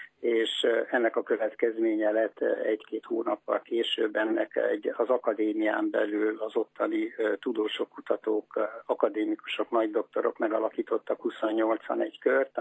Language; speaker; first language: Hungarian; native; Hungarian